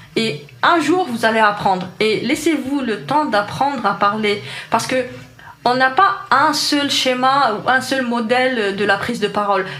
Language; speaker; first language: French; non-native, local second language; Arabic